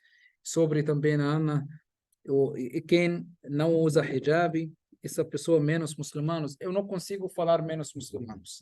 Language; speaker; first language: Portuguese; non-native, fluent; Arabic